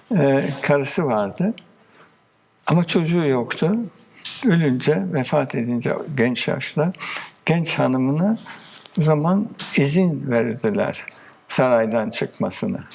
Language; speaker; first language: Turkish; early bilingual, heritage; Turkish